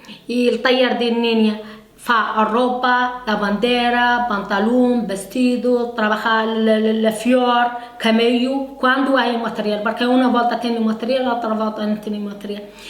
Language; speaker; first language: Italian; non-native, learner; Spanish